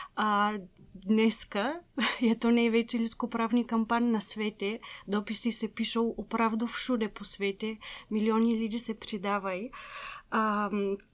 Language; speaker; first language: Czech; non-native, fluent; Bulgarian